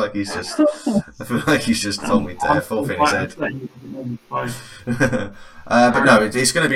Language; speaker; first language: English; native; English